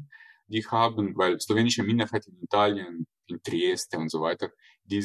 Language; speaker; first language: German; non-native, fluent; Slovenian